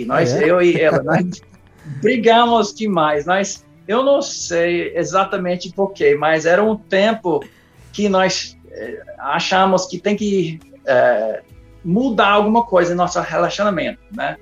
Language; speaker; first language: Portuguese; non-native, fluent; English